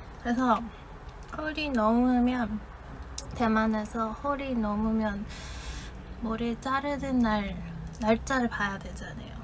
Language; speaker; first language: Korean; non-native, fluent; Chinese